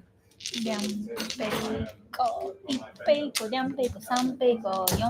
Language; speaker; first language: Japanese; non-native, learner; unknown